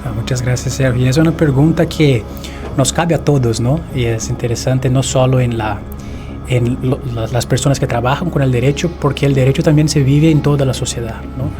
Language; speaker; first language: Spanish; non-native, fluent; Portuguese